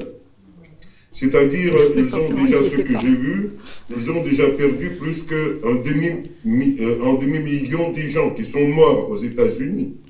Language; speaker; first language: French; non-native, fluent; Russian